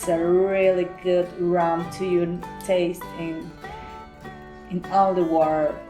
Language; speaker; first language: English; non-native, learner; Spanish